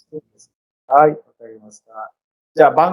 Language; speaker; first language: Japanese; non-native, fluent; Bangla